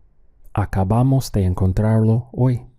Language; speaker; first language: Spanish; non-native, fluent; English